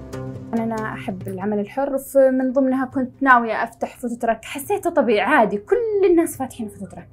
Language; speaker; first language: Arabic; native; Arabic